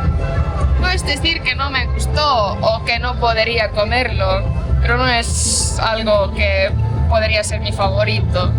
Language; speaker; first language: Spanish; non-native, fluent; Portuguese